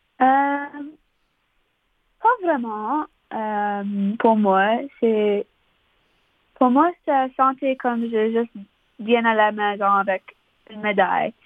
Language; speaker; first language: French; non-native, local second language; English